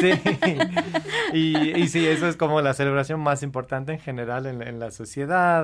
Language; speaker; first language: Spanish; non-native, fluent; English